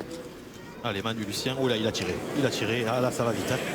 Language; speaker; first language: French; native; French